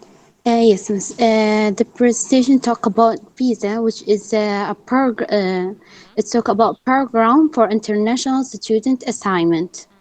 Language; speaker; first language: English; non-native, learner; Arabic